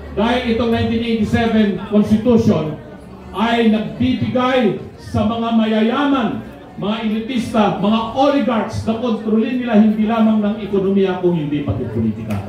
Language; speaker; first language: Filipino; non-native, local second language; Iloko